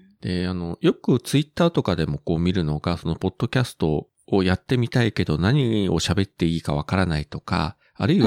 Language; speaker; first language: Japanese; native; Japanese